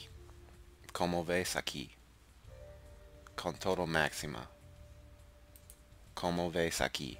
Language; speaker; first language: Spanish; non-native, learner; English